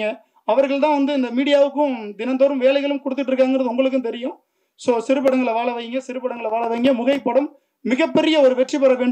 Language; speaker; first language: Tamil; native; Tamil